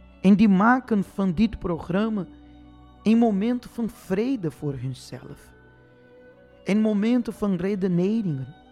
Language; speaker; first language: Dutch; non-native, fluent; Portuguese